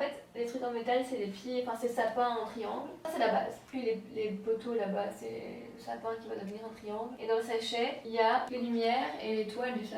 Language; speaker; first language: French; native; French